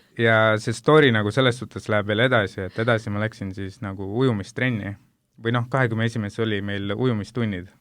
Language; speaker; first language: Estonian; early bilingual, other home language; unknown